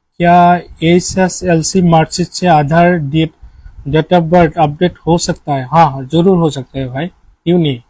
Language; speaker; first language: Hindi; non-native, local second language; Assamese